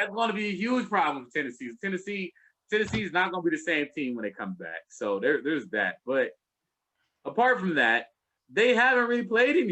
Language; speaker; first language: English; native; English